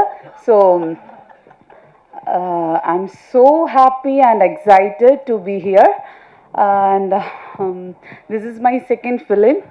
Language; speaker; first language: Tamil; non-native, local second language; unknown